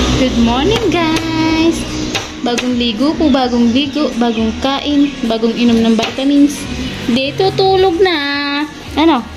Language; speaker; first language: Filipino; non-native, local second language; Bikol